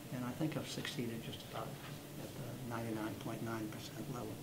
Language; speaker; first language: English; native; English